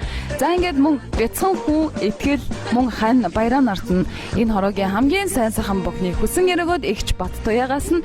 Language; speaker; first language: Mongolian; native; Mongolian